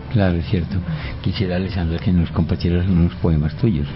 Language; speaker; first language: Spanish; native; Spanish